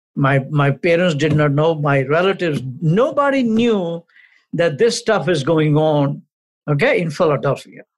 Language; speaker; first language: English; non-native, local second language; Punjabi